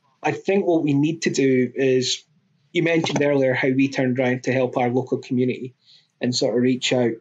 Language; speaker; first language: English; native; English